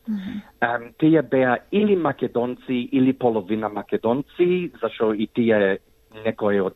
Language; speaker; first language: Macedonian; early bilingual, heritage; Macedonian